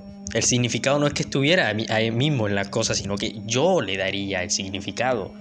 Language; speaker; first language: Spanish; native; Spanish